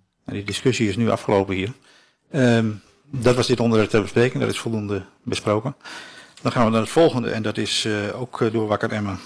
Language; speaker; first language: Dutch; native; Dutch